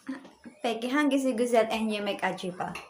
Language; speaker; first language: Turkish; non-native, learner; Filipino